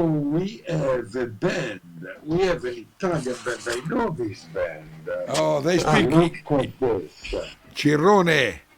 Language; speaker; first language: English; non-native, learner; Italian